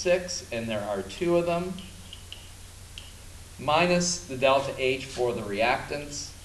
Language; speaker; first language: English; native; English